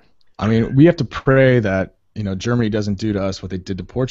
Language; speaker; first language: English; native; English